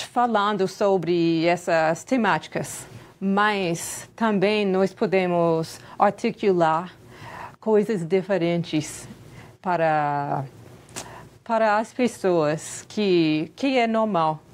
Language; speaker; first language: Portuguese; non-native, fluent; English